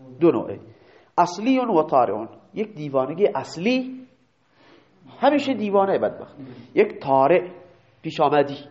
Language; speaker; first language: Persian; non-native, local second language; Baluchi